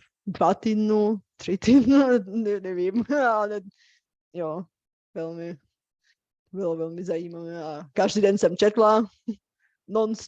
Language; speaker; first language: Czech; non-native, fluent; Bulgarian